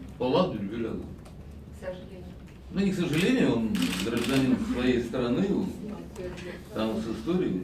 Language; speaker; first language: Russian; native; Russian